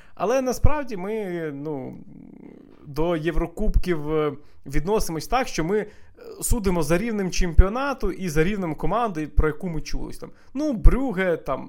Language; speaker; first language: Ukrainian; native; Ukrainian